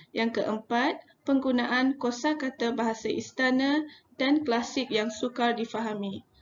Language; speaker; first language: Malay; native; Malay